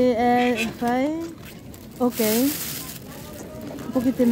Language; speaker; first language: Italian; non-native, learner; Filipino